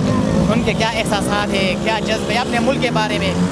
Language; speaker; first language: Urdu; non-native, local second language; Pashto